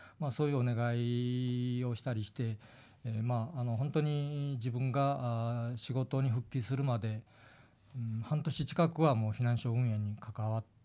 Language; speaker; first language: Japanese; native; Japanese